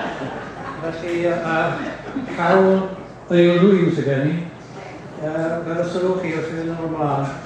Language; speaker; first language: Welsh; native; Welsh